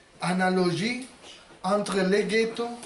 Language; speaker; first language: French; non-native, learner; Spanish